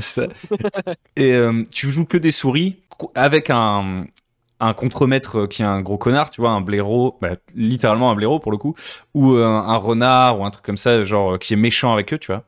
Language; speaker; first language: French; native; French